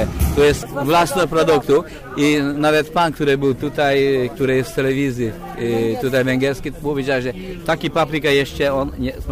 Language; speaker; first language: Polish; non-native, learner; Hungarian